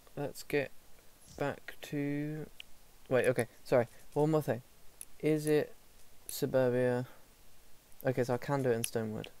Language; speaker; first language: English; native; English